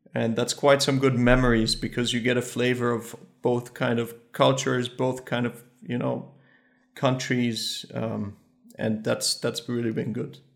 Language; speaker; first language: English; early bilingual, other home language; German